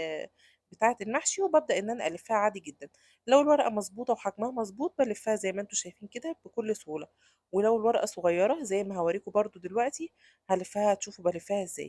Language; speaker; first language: Arabic; native; Arabic